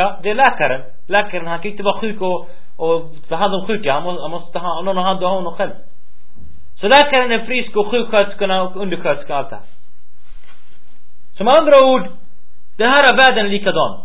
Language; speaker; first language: Swedish; early bilingual, other home language; Arabic